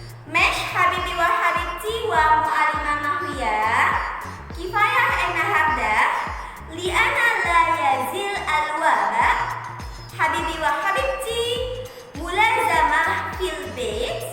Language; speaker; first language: Arabic; non-native, learner; Indonesian